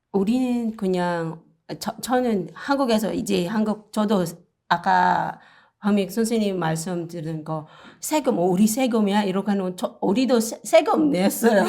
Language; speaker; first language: Korean; non-native, learner; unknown